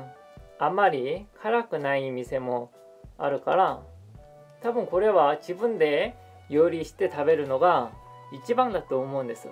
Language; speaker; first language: Japanese; non-native, fluent; Korean